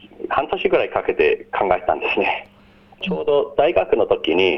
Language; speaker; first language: Japanese; non-native, fluent; English